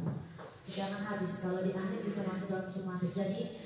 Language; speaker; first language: Indonesian; native; Indonesian